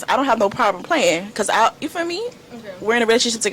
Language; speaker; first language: English; native; English